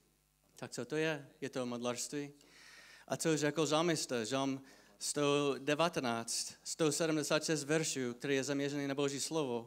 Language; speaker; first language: Czech; non-native, fluent; English